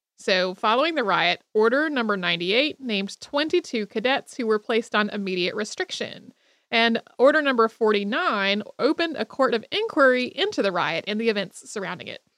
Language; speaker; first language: English; native; English